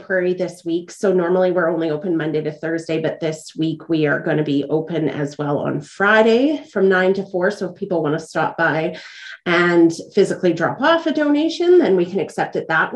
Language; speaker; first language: English; native; English